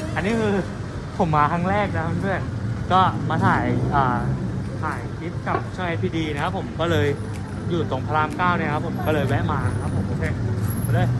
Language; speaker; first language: Thai; native; Thai